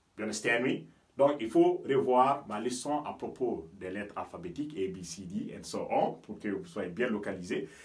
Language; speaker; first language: French; non-native, local second language; Fula